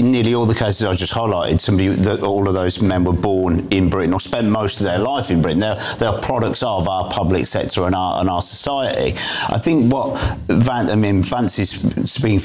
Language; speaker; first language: English; native; English